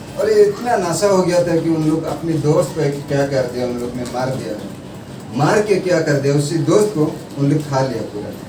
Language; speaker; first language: Hindi; non-native, local second language; Marathi